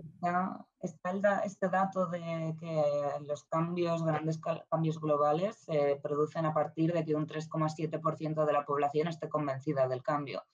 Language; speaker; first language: Spanish; native; Spanish